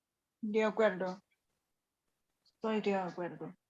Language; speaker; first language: Spanish; non-native, learner; Indonesian